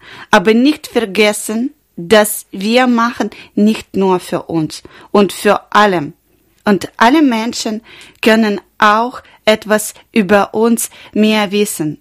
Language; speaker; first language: German; non-native, learner; Ukrainian